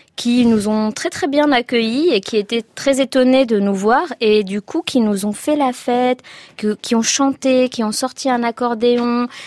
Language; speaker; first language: French; non-native, local second language; Arabic